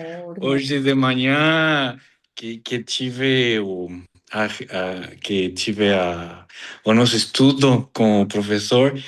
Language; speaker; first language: Portuguese; non-native, fluent; Spanish